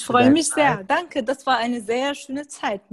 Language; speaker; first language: German; non-native, fluent; Arabic